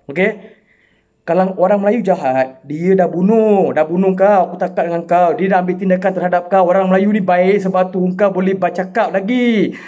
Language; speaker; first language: Malay; non-native, local second language; Tamil